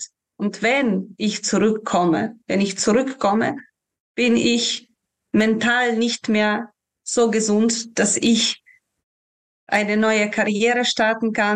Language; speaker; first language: German; non-native, fluent; Ukrainian